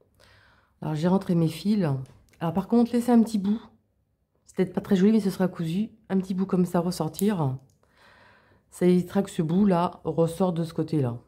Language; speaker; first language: French; native; French